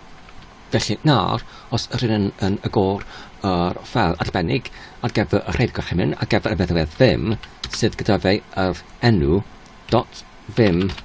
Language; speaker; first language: Welsh; non-native, learner; English